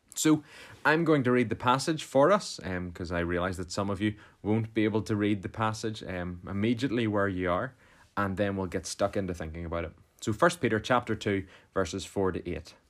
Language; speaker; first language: English; native; English